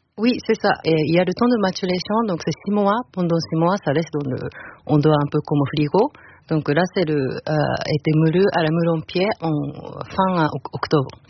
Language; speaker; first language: French; non-native, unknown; Japanese